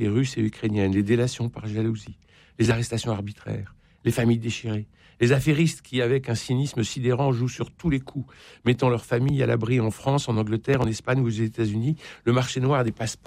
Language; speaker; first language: French; native; French